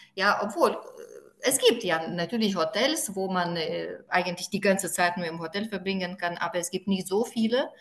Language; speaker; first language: German; non-native, fluent; Lithuanian